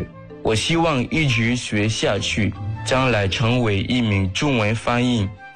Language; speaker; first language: Chinese; non-native, fluent; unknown